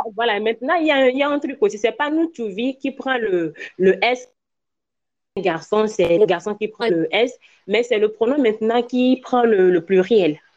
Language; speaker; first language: French; non-native, local second language; Ewe